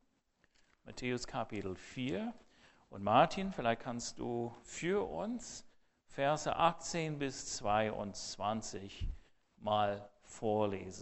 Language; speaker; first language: German; non-native, fluent; English